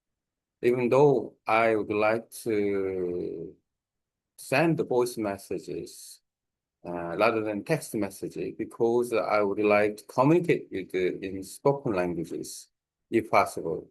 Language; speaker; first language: English; non-native, learner; Korean